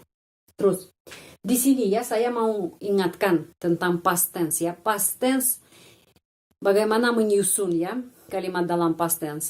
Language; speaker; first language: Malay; non-native, fluent; Russian